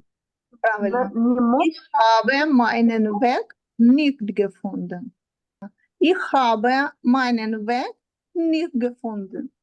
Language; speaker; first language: German; non-native, learner; Ukrainian